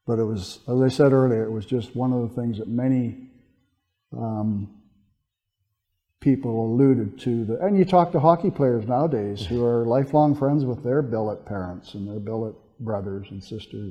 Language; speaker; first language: English; native; English